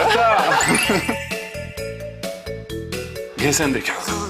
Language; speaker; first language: Japanese; non-native, learner; French